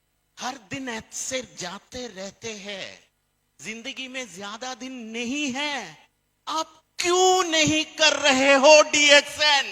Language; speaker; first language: Hindi; non-native, fluent; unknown